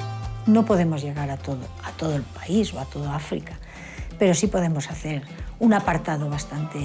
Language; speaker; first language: Spanish; native; Spanish